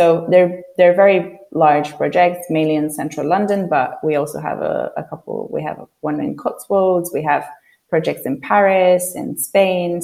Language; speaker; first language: English; non-native, fluent; Polish